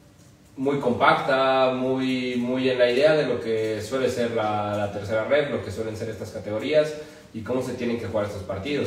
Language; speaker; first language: Spanish; native; Spanish